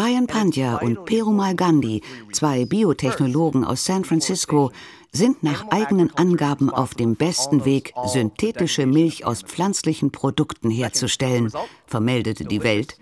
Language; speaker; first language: German; native; German